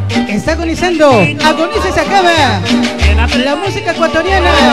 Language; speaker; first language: Spanish; native; Spanish